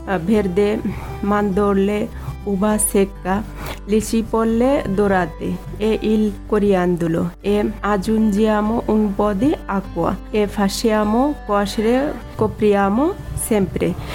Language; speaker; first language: Italian; non-native, learner; Bangla